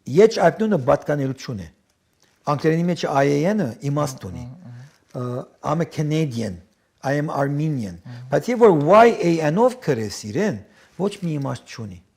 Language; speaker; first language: Armenian; early bilingual, heritage; Armenian